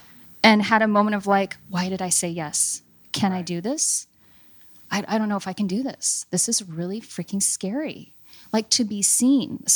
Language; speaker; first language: English; native; English